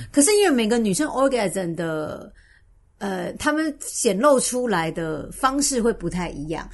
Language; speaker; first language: Chinese; native; Chinese